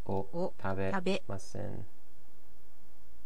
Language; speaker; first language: Japanese; non-native, learner; English